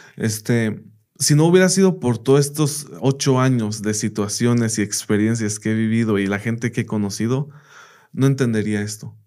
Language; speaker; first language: Spanish; early bilingual, heritage; Spanish